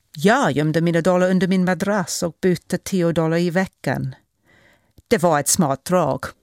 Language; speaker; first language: Swedish; non-native, fluent; English